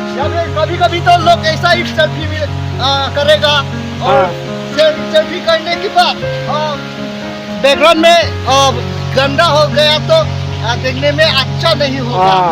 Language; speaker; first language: Hindi; non-native, local second language; Karbi